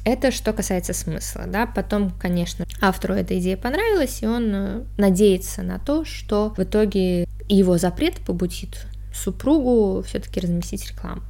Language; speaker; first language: Russian; native; Russian